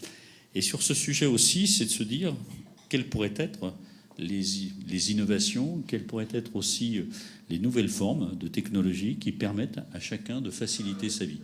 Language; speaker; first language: French; native; French